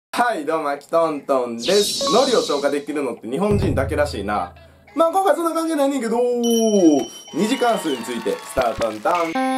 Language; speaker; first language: Japanese; native; Japanese